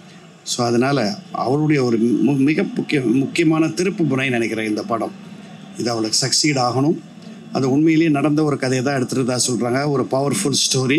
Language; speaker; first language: Tamil; native; Tamil